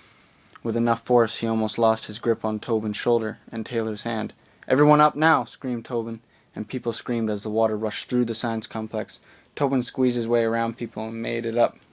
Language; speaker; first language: English; native; English